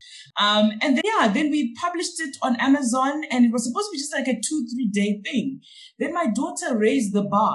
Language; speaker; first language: English; non-native, local second language; Shona